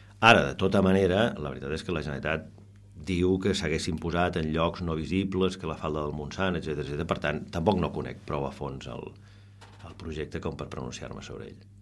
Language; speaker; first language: Catalan; non-native, local second language; Spanish